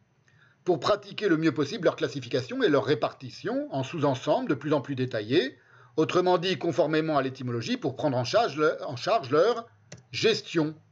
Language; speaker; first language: French; native; French